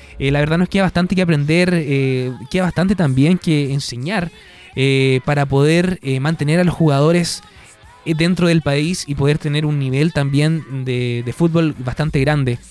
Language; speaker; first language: Spanish; native; Spanish